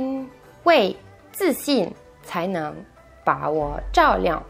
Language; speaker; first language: Chinese; non-native, fluent; French